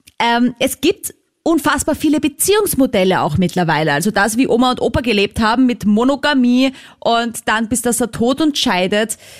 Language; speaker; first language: German; native; German